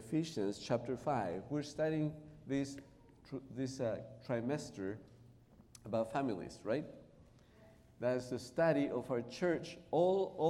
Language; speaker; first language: English; non-native, fluent; Spanish